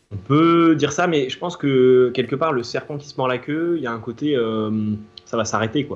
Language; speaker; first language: French; native; French